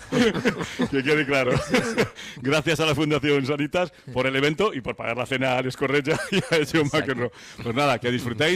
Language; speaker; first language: Spanish; native; Spanish